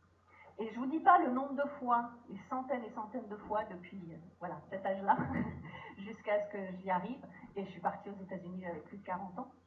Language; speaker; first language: French; native; French